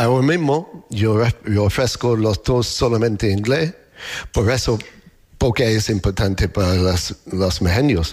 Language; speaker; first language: Spanish; non-native, learner; English